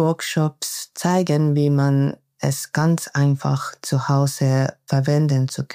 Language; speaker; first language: German; non-native, learner; Japanese